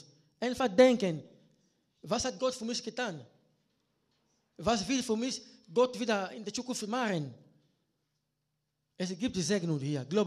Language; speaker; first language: German; non-native, learner; Lingala